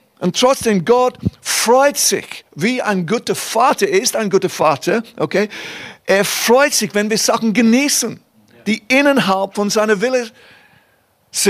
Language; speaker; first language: German; non-native, fluent; English